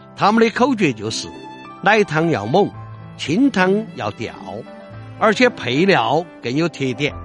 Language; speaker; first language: Chinese; native; Chinese